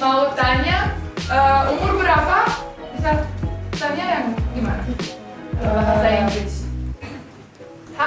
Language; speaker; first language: Indonesian; non-native, fluent; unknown